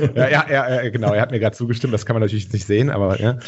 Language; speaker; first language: German; native; German